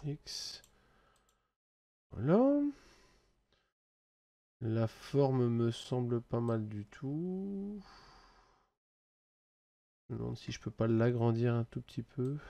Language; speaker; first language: French; native; French